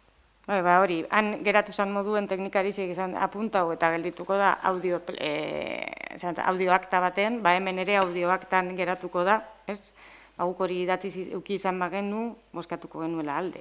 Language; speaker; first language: Basque; native; Basque